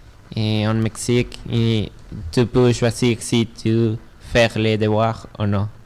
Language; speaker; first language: French; non-native, learner; Spanish